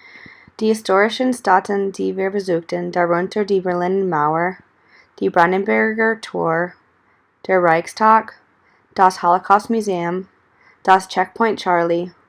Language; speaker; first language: German; non-native, learner; English